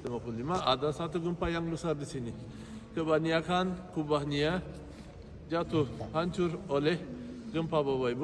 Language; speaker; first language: Indonesian; non-native, fluent; Turkish